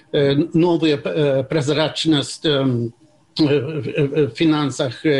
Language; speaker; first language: Russian; non-native, fluent; Swedish